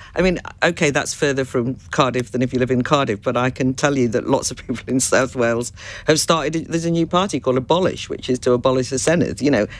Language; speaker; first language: English; native; English